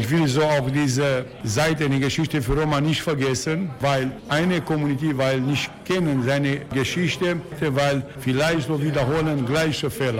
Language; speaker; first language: German; non-native, learner; Romanian